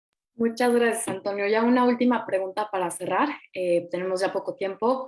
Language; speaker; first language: Spanish; native; Spanish